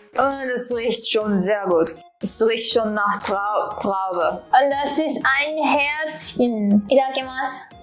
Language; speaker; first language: German; non-native, fluent; Japanese